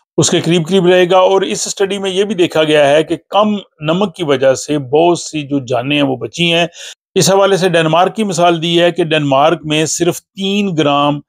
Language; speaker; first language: Urdu; non-native, local second language; Punjabi